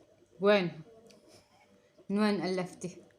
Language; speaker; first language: Arabic; native; Arabic